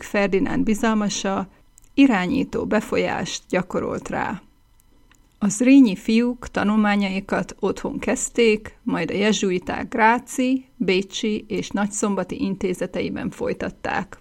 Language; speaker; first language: Hungarian; native; Hungarian